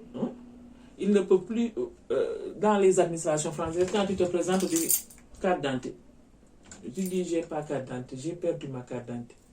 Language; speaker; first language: French; non-native, local second language; Wolof